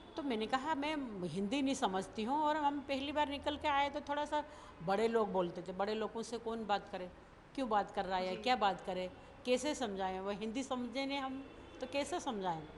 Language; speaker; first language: Hindi; non-native, local second language; Bhili